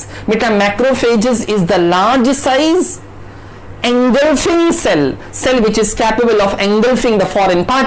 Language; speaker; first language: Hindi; native; Hindi